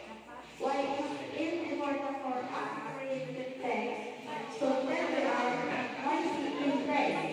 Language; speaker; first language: English; non-native, learner; Indonesian